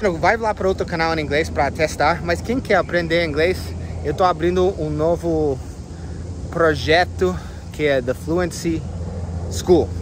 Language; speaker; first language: Portuguese; non-native, fluent; English